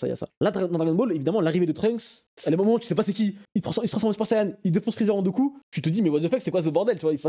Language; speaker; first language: French; native; French